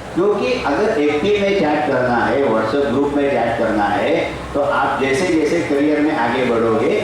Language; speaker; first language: Hindi; non-native, local second language; Marathi